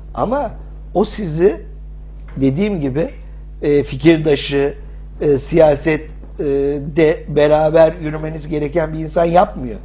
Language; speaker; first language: Turkish; early bilingual, heritage; English